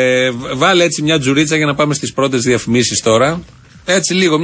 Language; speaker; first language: Greek; native; Greek